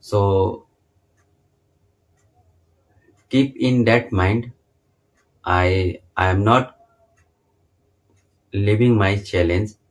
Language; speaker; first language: English; non-native, learner; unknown